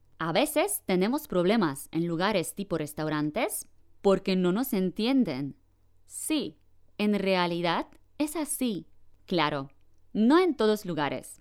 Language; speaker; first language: Spanish; non-native, fluent; Polish